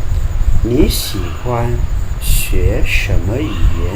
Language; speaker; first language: Chinese; non-native, fluent; Thai